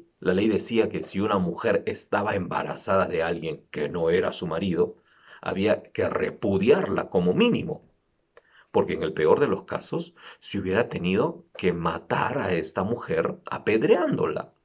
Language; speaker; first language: Spanish; native; Spanish